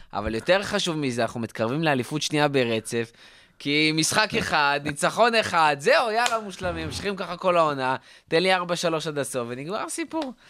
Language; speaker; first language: Hebrew; native; Hebrew